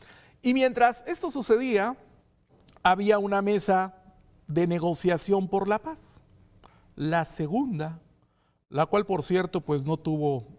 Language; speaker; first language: Spanish; native; Spanish